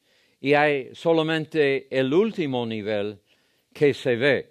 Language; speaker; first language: Spanish; non-native, fluent; English